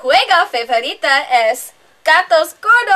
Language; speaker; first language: Spanish; non-native, learner; English